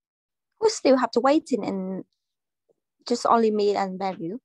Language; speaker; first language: English; non-native, learner; Vietnamese